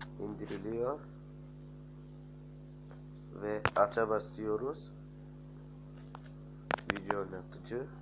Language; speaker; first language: Turkish; early bilingual, heritage; Turkish